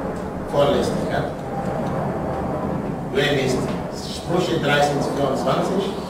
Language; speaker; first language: German; non-native, learner; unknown